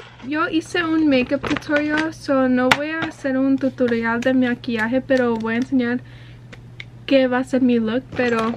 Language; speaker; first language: Spanish; early bilingual, heritage; Spanish